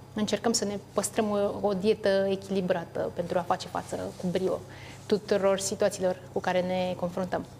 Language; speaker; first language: Romanian; native; Romanian